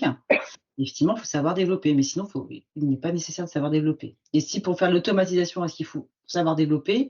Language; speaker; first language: French; native; French